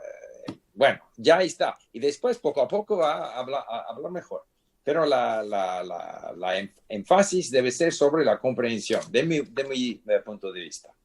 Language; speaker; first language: Spanish; non-native, fluent; English